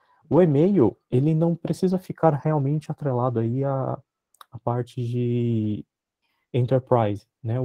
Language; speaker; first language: Portuguese; native; Portuguese